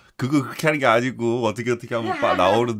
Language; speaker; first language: Korean; native; Korean